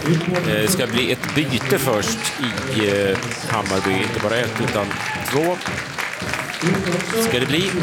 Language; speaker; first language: Swedish; native; Swedish